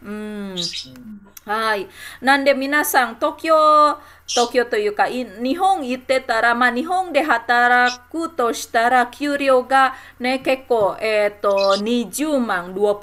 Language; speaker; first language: Japanese; non-native, fluent; Indonesian